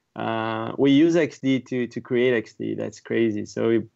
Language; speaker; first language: English; non-native, fluent; Portuguese